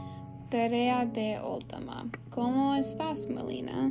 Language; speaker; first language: Spanish; non-native, learner; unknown